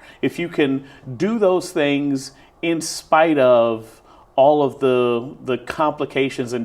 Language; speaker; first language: English; native; English